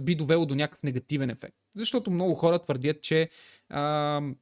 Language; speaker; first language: Bulgarian; native; Bulgarian